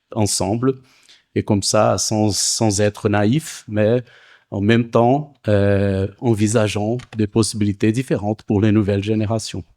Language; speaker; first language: French; non-native, fluent; Portuguese